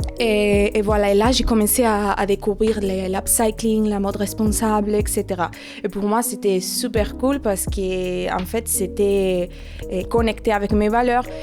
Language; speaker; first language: French; non-native, fluent; Spanish